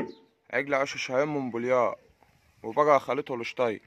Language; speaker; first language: Arabic; native; Arabic